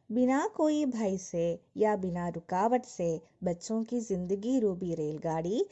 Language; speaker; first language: Hindi; non-native, local second language; Malayalam